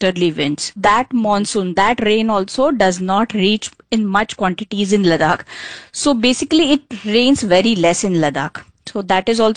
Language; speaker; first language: English; non-native, local second language; Marathi